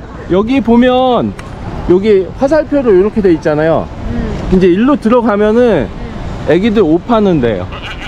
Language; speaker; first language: Korean; native; Korean